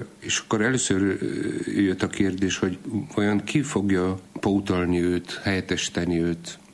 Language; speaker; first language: Hungarian; non-native, fluent; Polish